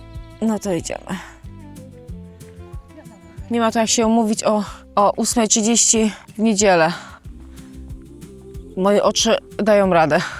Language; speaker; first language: Polish; native; Polish